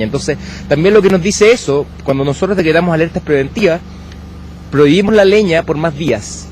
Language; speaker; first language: Spanish; native; Spanish